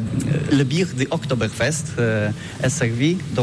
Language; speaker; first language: French; non-native, learner; Polish